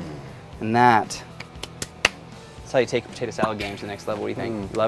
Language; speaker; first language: English; native; English